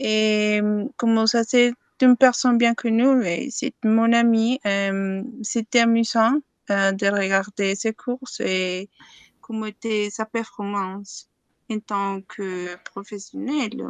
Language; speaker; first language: French; non-native, learner; Spanish